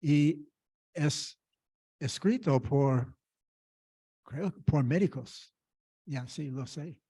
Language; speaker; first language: Spanish; non-native, fluent; English